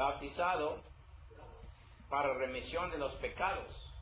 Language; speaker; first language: Spanish; non-native, learner; English